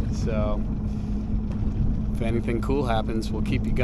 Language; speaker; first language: English; native; English